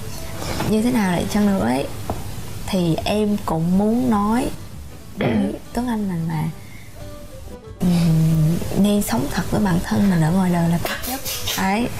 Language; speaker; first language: Vietnamese; native; Vietnamese